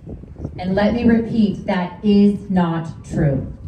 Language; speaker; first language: English; native; English